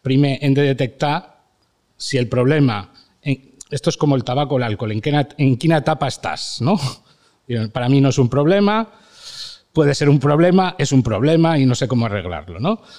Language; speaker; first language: Spanish; non-native, local second language; Catalan